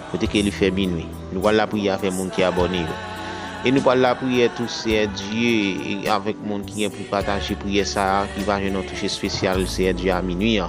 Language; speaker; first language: French; non-native, local second language; Haitian Creole